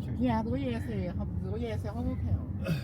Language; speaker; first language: Chinese; native; Chinese